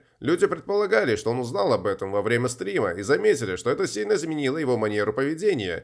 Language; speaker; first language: Russian; native; Russian